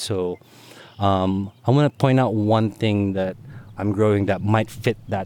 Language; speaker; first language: English; non-native, local second language; Filipino